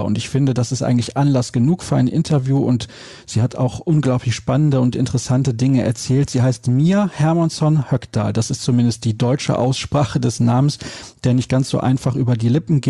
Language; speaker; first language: German; native; German